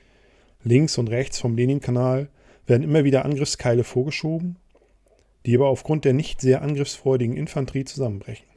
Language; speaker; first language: German; native; German